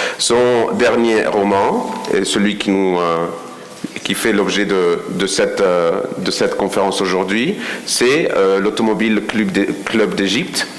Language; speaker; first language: French; non-native, fluent; Spanish